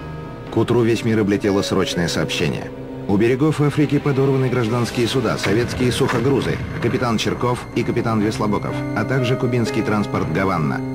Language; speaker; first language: Russian; native; Russian